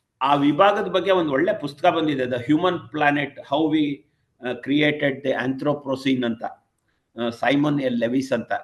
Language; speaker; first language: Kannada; non-native, local second language; Tamil